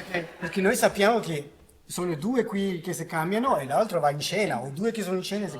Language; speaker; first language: Italian; non-native, learner; Spanish